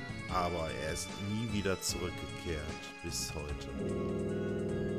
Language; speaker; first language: German; native; German